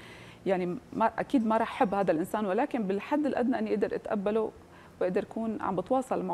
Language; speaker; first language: Arabic; native; Arabic